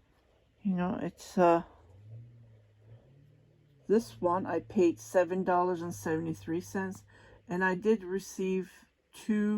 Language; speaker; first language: English; non-native, fluent; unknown